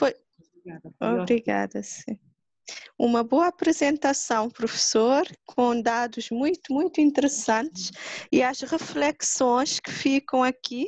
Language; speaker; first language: Portuguese; non-native, local second language; Kabuverdianu